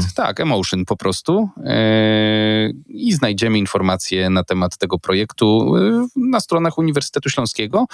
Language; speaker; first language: Polish; native; Polish